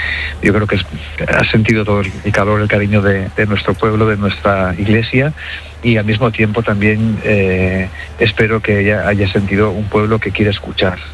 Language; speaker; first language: Spanish; native; Spanish